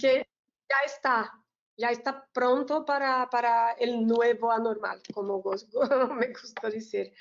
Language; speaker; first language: Spanish; non-native, learner; Portuguese